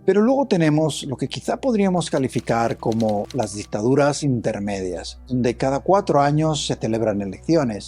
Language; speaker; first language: Spanish; native; Spanish